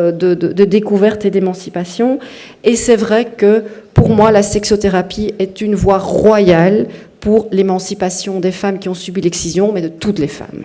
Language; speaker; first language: French; native; French